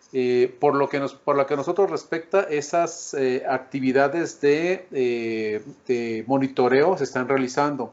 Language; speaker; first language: Spanish; native; Spanish